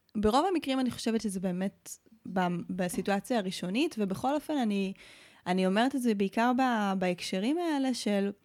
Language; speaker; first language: Hebrew; native; Hebrew